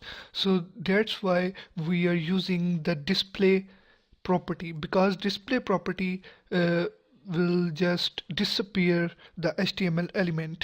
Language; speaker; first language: English; non-native, local second language; Urdu